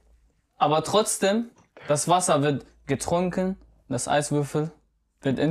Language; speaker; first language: German; non-native, fluent; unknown